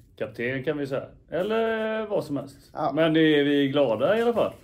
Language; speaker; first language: Swedish; native; Swedish